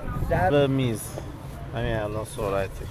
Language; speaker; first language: Persian; native; Persian